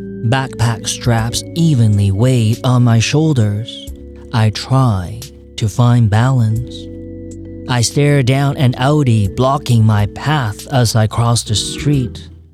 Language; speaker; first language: English; non-native, local second language; Cantonese